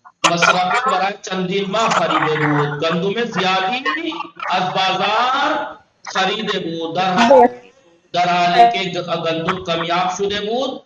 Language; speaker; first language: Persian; non-native, fluent; Urdu